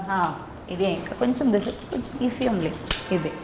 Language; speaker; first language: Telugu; non-native, learner; Malayalam